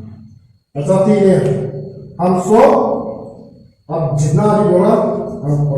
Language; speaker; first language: Hindi; non-native, local second language; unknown